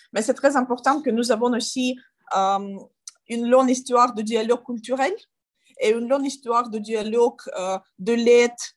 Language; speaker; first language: French; non-native, learner; Ukrainian